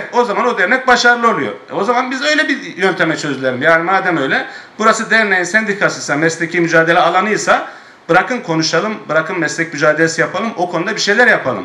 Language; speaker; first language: Turkish; native; Turkish